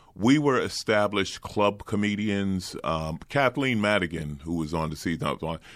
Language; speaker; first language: English; native; English